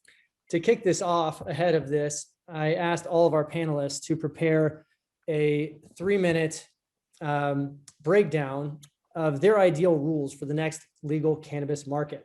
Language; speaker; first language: English; native; English